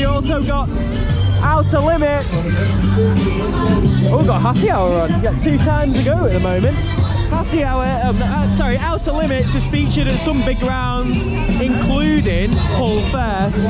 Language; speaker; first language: English; native; English